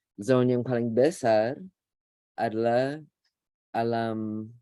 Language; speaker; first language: Indonesian; non-native, fluent; English